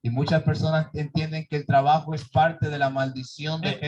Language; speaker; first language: Spanish; native; Spanish